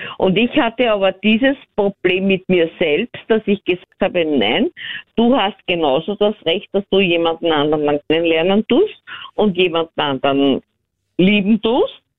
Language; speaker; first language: German; native; German